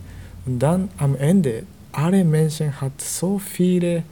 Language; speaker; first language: German; non-native, learner; Japanese